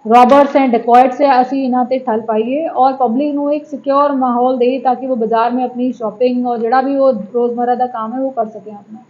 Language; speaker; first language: Hindi; non-native, local second language; Punjabi